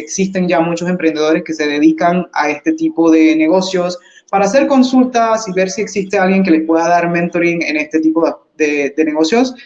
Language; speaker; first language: Spanish; early bilingual, heritage; English